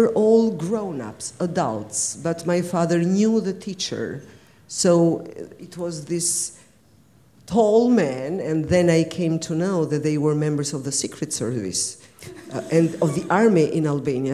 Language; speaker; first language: English; non-native, fluent; Albanian